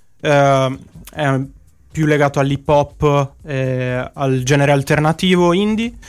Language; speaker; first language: Italian; native; Italian